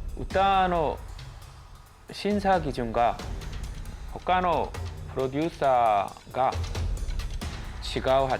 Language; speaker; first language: Japanese; non-native, fluent; Korean